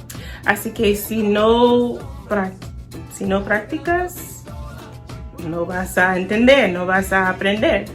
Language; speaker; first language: Spanish; non-native, learner; English